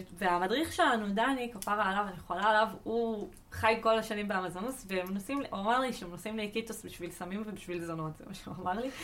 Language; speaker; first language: Hebrew; native; Hebrew